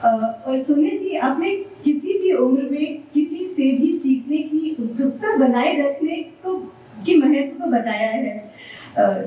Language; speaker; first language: Hindi; native; Hindi